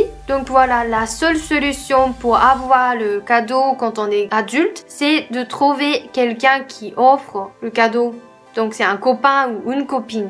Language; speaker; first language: French; non-native, fluent; Japanese